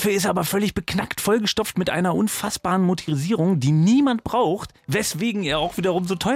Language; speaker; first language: German; native; German